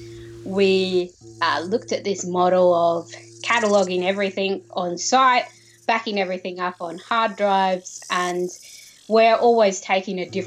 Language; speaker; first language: English; native; English